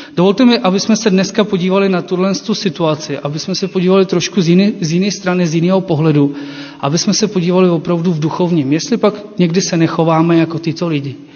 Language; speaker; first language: Czech; non-native, fluent; Ukrainian